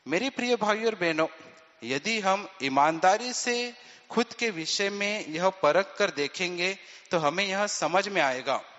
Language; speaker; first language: Hindi; non-native, local second language; Marathi